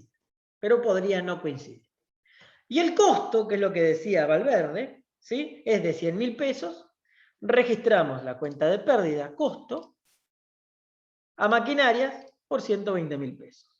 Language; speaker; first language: Spanish; native; Spanish